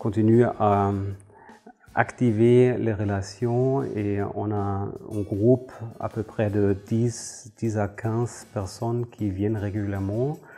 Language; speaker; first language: French; non-native, fluent; German